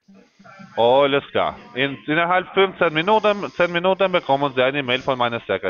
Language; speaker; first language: German; non-native, fluent; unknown